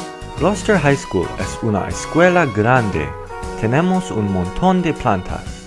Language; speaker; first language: Spanish; non-native, learner; English